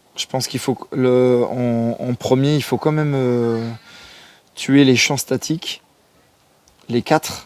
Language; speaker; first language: French; native; French